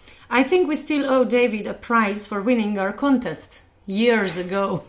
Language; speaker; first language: English; non-native, fluent; Hungarian